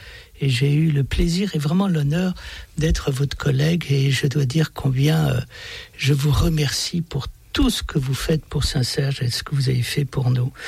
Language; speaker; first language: French; native; French